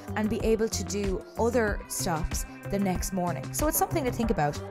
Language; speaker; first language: English; native; English